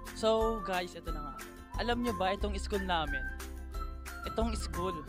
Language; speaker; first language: Filipino; native; Filipino